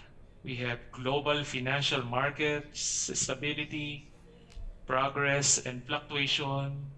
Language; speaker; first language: English; non-native, fluent; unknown